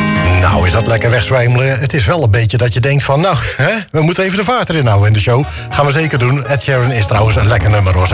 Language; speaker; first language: Dutch; native; Dutch